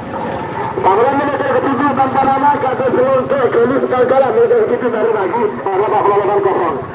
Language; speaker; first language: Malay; non-native, local second language; Madurese